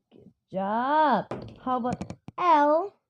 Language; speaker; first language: English; non-native, learner; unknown